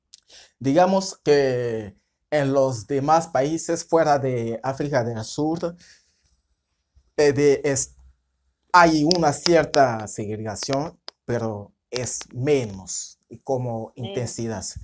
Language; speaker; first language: Spanish; non-native, fluent; French